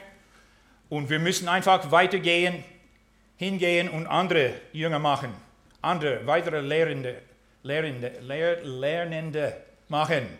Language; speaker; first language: German; non-native, fluent; English